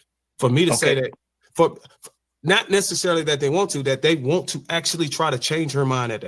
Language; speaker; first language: English; native; English